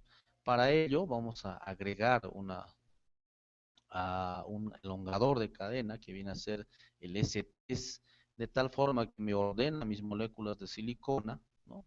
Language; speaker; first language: Spanish; native; Spanish